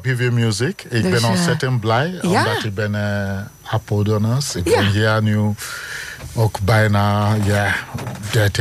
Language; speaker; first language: Dutch; non-native, learner; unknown